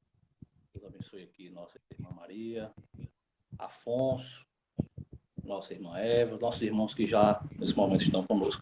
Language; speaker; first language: Portuguese; native; Portuguese